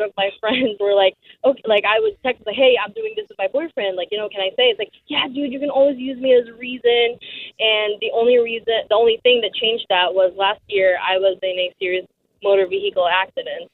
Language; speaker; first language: English; non-native, local second language; Filipino